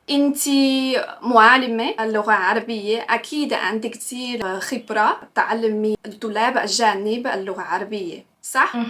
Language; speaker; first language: Arabic; non-native, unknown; Chinese